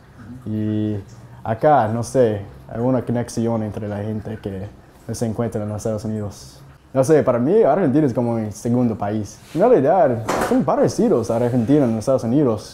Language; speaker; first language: Spanish; non-native, fluent; English